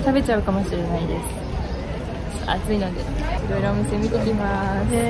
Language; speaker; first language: Japanese; native; Japanese